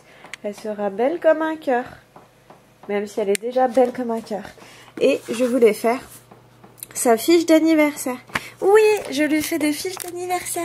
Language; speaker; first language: French; native; French